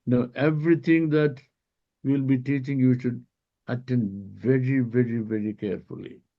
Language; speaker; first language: English; non-native, local second language; Malayalam